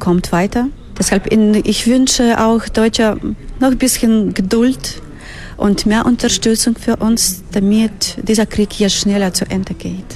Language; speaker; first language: German; non-native, fluent; Ukrainian